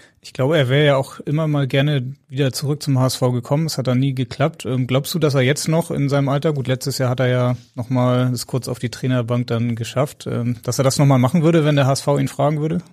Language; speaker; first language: German; native; German